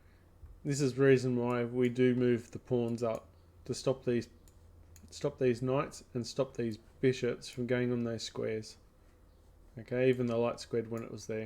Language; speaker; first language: English; native; English